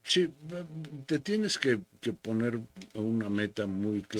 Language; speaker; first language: Spanish; native; Spanish